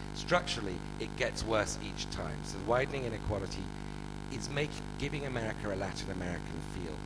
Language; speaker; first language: English; native; English